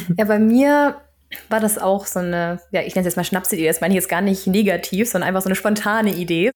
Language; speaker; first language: German; native; German